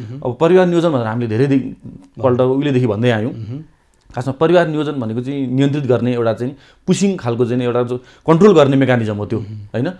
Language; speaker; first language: Nepali; native; Nepali